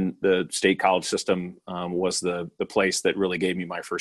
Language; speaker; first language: English; native; English